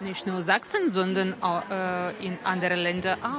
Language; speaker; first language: German; non-native, learner; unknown